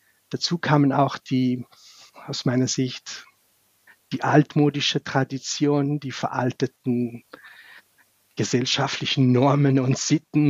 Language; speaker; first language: German; non-native, fluent; Central Kurdish